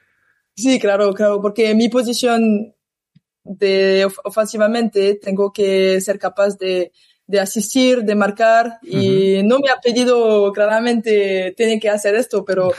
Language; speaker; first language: Spanish; non-native, learner; French